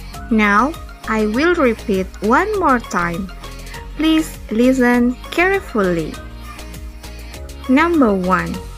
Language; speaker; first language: English; non-native, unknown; Indonesian